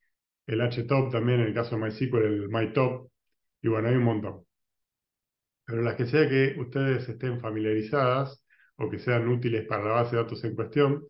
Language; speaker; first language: Spanish; native; Spanish